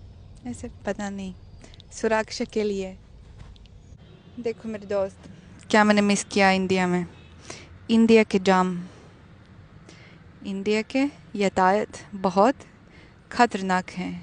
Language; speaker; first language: Hindi; non-native, fluent; Russian